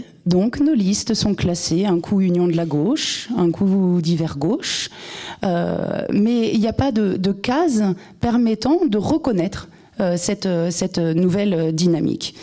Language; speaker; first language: French; native; French